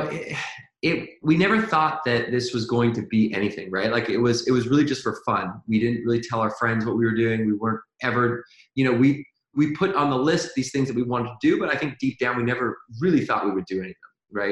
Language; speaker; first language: English; native; English